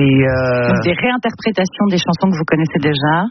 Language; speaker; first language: French; native; French